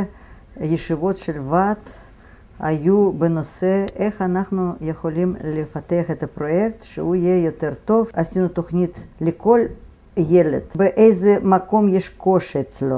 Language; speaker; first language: Hebrew; non-native, fluent; Russian